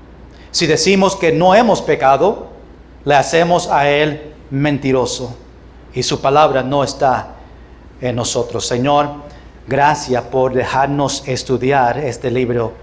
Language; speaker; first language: Spanish; non-native, fluent; English